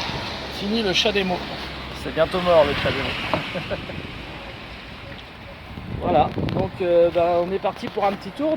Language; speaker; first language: French; native; French